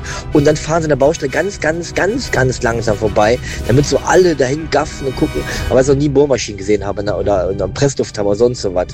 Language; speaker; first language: German; native; German